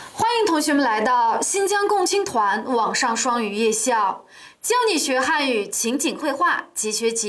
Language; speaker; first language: Chinese; non-native, local second language; Uyghur